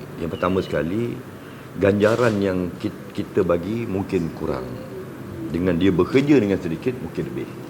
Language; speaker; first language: Malay; native; Malay